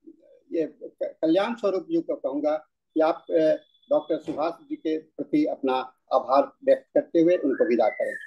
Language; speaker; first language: Hindi; native; Hindi